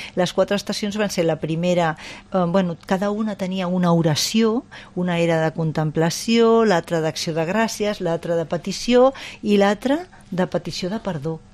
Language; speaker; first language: Catalan; non-native, local second language; Spanish